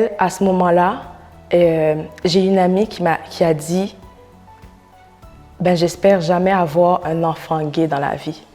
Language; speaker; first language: French; non-native, local second language; Haitian Creole